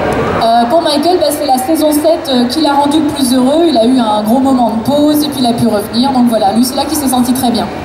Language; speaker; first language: French; native; French